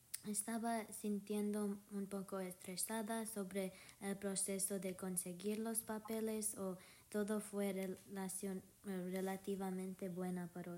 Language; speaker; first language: Spanish; non-native, learner; English